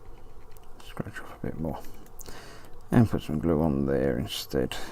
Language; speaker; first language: English; native; English